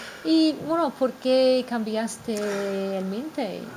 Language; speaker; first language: Spanish; non-native, fluent; English